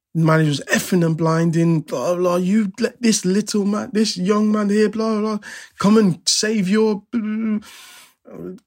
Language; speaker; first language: English; native; English